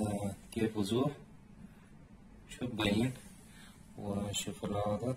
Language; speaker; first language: Arabic; non-native, learner; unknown